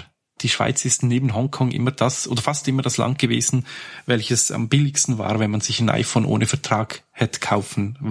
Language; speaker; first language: German; native; German